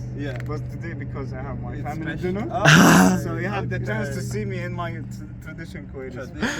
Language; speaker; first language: English; non-native, fluent; Arabic